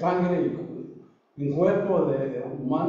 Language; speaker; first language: Spanish; non-native, learner; English